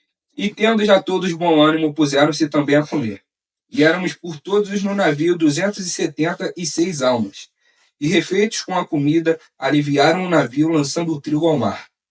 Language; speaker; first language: Portuguese; native; Portuguese